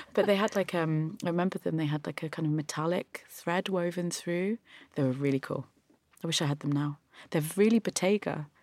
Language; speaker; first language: English; native; English